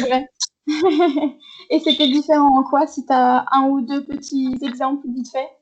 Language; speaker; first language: French; native; French